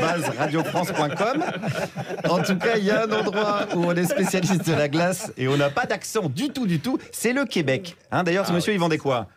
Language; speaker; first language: French; native; French